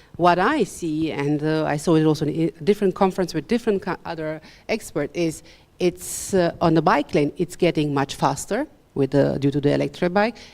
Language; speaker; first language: English; non-native, fluent; Romanian